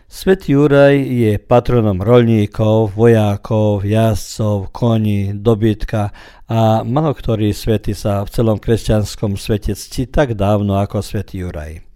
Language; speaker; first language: Slovak; early bilingual, heritage; Croatian